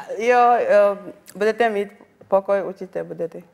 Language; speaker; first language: Czech; non-native, learner; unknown